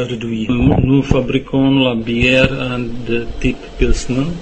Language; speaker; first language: French; non-native, learner; Czech